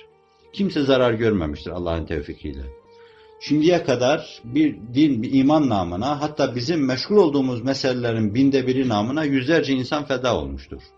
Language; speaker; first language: Turkish; native; Turkish